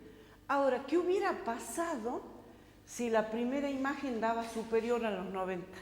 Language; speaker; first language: Spanish; native; Spanish